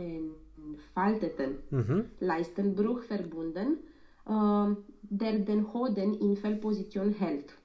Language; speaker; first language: German; non-native, learner; Romanian